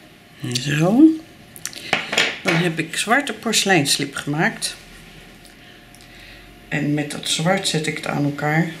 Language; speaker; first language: Dutch; native; Dutch